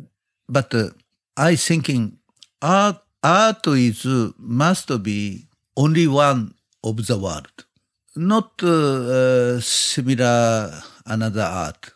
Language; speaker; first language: English; non-native, learner; Japanese